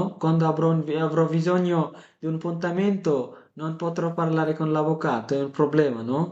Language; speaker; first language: Italian; non-native, fluent; Bangla